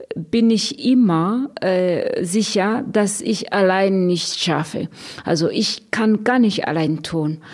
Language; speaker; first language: German; non-native, fluent; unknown